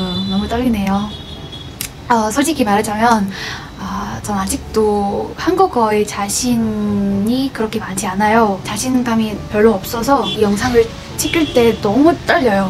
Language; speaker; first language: Korean; non-native, fluent; Vietnamese